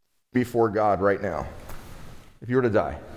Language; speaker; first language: English; native; English